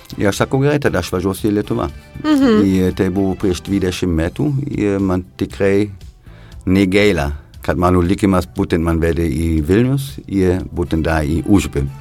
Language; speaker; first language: Lithuanian; non-native, fluent; German